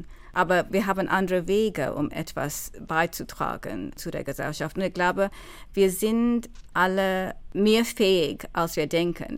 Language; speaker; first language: German; non-native, fluent; English